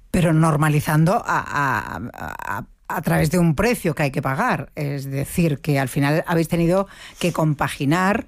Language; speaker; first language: Spanish; native; Spanish